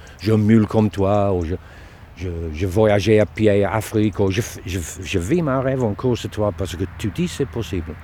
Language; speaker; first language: French; non-native, learner; English